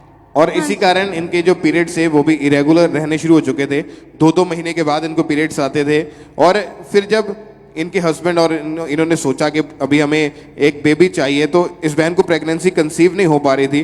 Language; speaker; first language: Hindi; native; Hindi